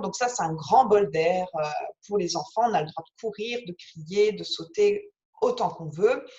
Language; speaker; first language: French; native; French